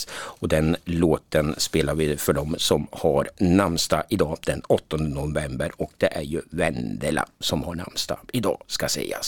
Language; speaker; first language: Swedish; native; Swedish